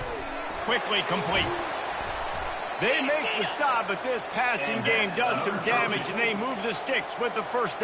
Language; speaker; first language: English; native; English